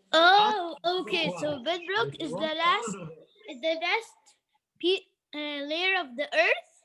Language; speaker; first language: English; non-native, learner; Arabic